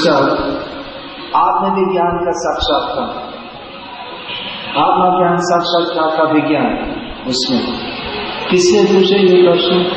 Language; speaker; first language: Hindi; non-native, learner; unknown